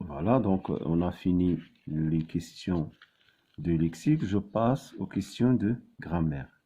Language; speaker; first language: French; non-native, local second language; Arabic